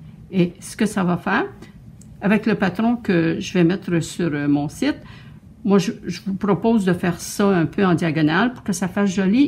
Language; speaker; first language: French; native; French